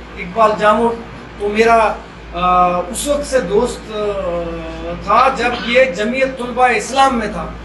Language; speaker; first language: Urdu; non-native, local second language; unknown